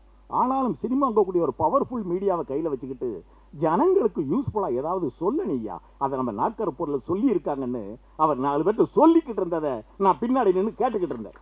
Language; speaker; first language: Tamil; native; Tamil